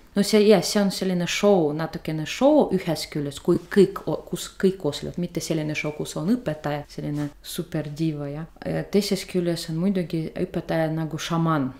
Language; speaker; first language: Estonian; non-native, learner; Russian